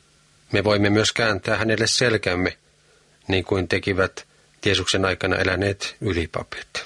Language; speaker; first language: Finnish; native; Finnish